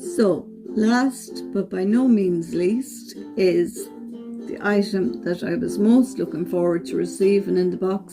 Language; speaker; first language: English; native; English